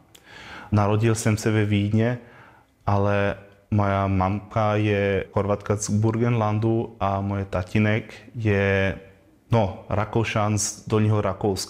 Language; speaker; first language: Czech; non-native, learner; German